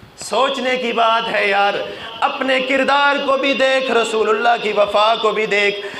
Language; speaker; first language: Urdu; non-native, local second language; Saraiki